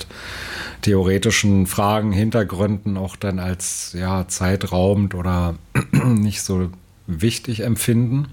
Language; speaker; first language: German; native; German